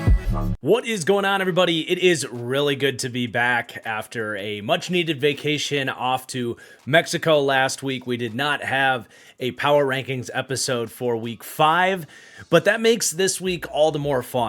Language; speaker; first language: English; native; English